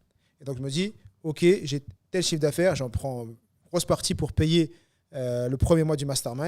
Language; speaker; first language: French; native; French